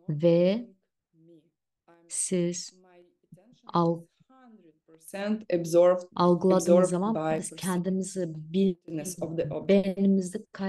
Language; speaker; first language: Turkish; non-native, fluent; Russian